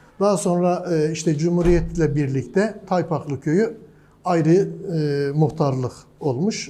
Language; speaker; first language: Turkish; native; Turkish